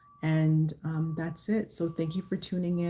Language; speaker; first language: English; native; English